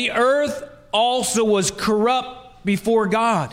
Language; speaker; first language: English; native; English